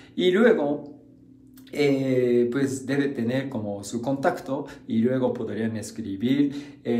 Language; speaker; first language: Spanish; non-native, fluent; Japanese